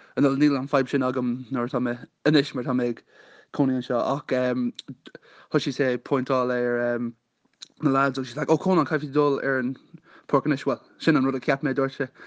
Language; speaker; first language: Irish; non-native, local second language; English